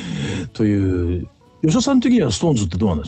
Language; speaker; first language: Japanese; native; Japanese